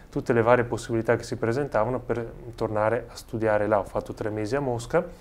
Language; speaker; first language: Italian; native; Italian